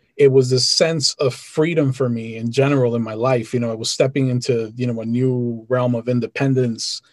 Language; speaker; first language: English; early bilingual, other home language; Spanish